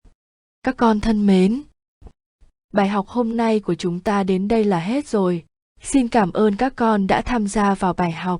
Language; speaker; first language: Vietnamese; native; Vietnamese